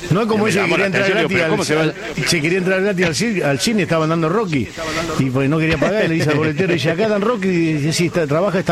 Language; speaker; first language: Spanish; native; Spanish